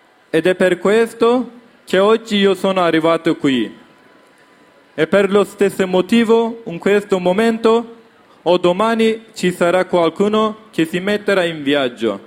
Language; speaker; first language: Italian; non-native, learner; Kurdish